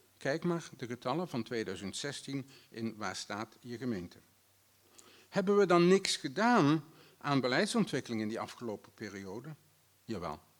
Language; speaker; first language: Dutch; native; Dutch